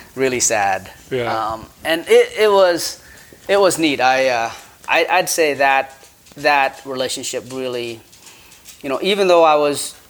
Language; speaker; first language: English; early bilingual, other home language; Khmer